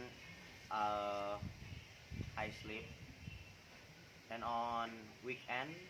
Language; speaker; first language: English; non-native, learner; Indonesian